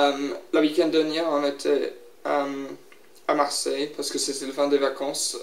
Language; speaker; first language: French; non-native, learner; English